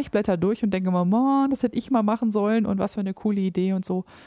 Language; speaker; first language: German; native; German